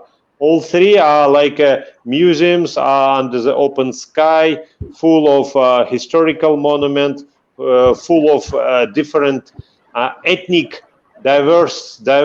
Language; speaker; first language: English; non-native, fluent; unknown